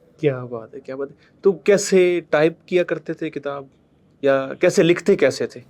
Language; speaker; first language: Urdu; native; Urdu